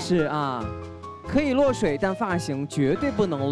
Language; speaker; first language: Chinese; native; Chinese